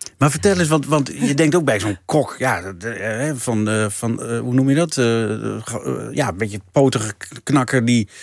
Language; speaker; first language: Dutch; native; Dutch